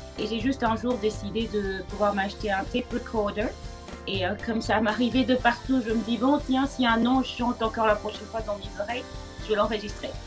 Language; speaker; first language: French; non-native, local second language; Lingala